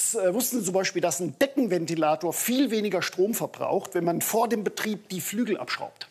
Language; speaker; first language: German; native; German